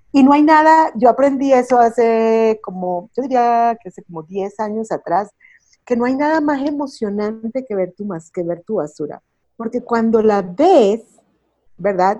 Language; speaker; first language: Spanish; early bilingual, heritage; Spanish